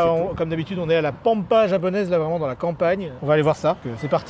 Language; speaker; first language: French; native; French